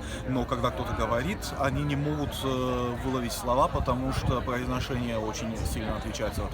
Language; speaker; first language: Russian; early bilingual, other home language; Bulgarian